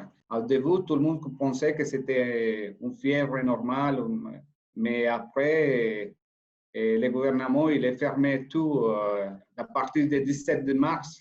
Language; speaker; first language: French; non-native, fluent; Spanish